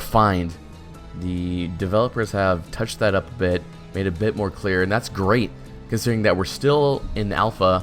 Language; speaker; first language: English; native; English